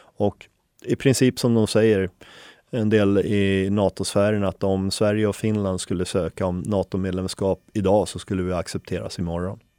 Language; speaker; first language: Swedish; early bilingual, other home language; Finnish